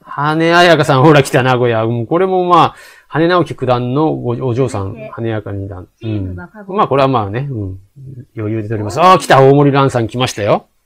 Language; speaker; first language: Japanese; native; Japanese